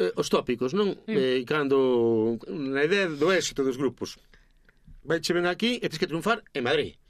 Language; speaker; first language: Galician; native; Galician